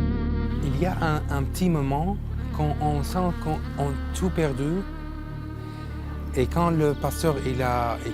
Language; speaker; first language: French; non-native, learner; Arabic